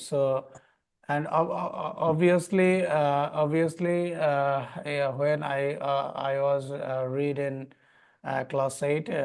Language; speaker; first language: English; non-native, learner; Bangla